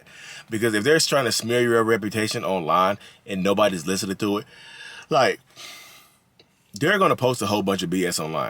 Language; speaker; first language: English; native; English